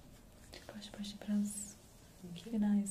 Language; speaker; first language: Portuguese; native; Portuguese